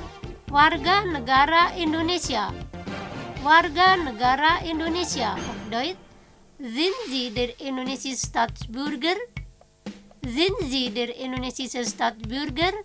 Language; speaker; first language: German; non-native, fluent; Indonesian